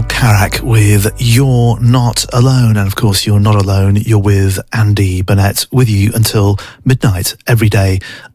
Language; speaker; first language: English; native; English